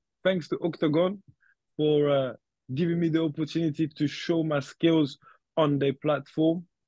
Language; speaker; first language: English; native; English